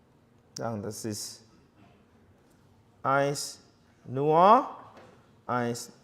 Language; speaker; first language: German; non-native, learner; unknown